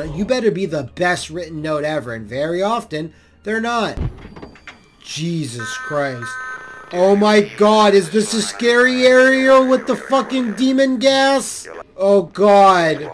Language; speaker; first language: English; native; English